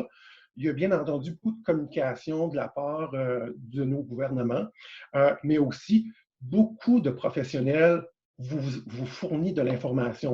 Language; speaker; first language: French; native; French